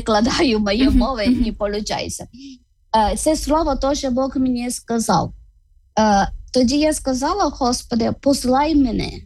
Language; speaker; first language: Ukrainian; non-native, learner; Malayalam